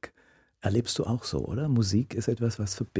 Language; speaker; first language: German; native; German